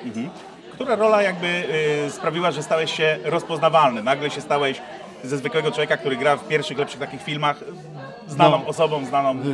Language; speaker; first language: Polish; native; Polish